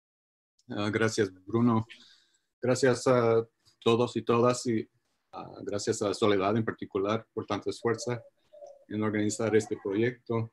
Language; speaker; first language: Spanish; non-native, fluent; English